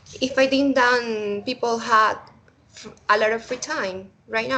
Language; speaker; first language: English; non-native, learner; Spanish